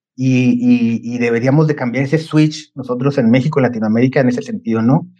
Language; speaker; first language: Spanish; native; Spanish